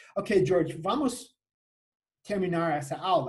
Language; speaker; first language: Portuguese; non-native, fluent; English